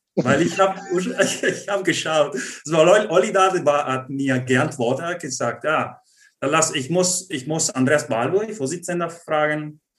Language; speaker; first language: German; non-native, fluent; Italian